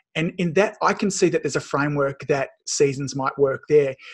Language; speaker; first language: English; native; English